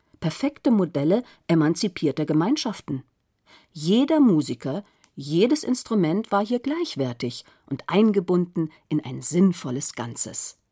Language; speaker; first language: German; native; German